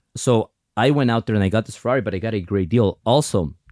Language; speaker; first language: English; early bilingual, other home language; Spanish